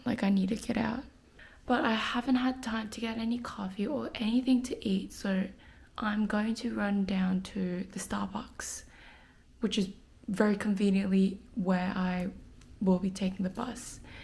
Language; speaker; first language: English; non-native, fluent; Korean